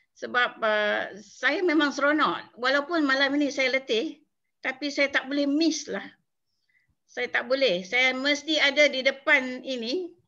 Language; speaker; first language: Malay; native; Malay